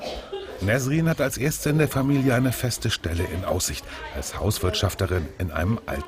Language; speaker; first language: German; native; German